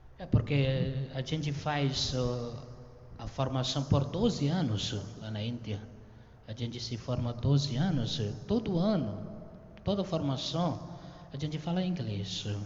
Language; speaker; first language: Portuguese; non-native, fluent; Tamil